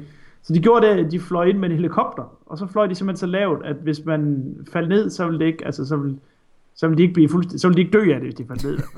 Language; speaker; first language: Danish; native; Danish